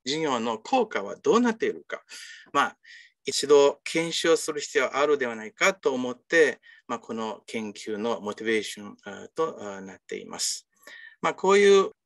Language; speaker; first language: Japanese; non-native, fluent; Chinese